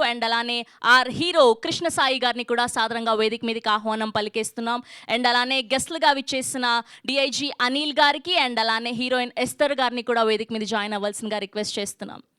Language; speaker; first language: Telugu; native; Telugu